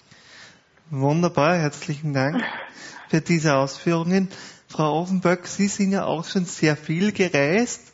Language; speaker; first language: German; native; German